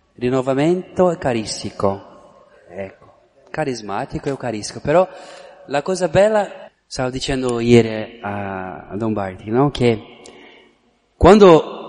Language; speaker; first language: Italian; non-native, fluent; Portuguese